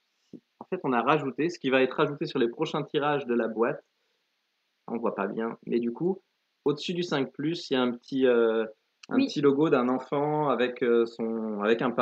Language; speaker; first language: French; native; French